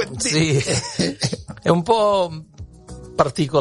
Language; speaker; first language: Italian; early bilingual, heritage; Italian